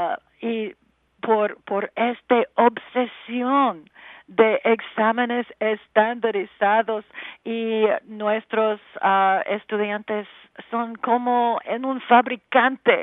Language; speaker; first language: Spanish; non-native, learner; English